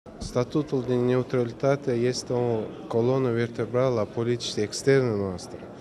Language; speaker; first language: Romanian; non-native, fluent; Turkmen